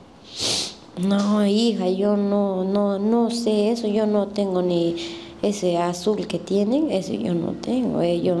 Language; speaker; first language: Spanish; native; Spanish